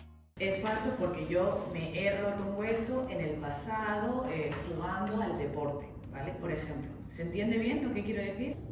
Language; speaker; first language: Spanish; native; Spanish